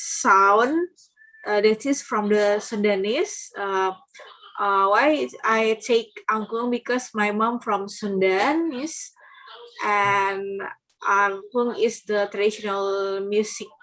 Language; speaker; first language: English; non-native, learner; Indonesian